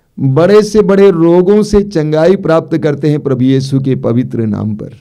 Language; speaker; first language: Hindi; native; Hindi